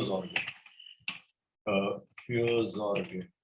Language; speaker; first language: German; non-native, fluent; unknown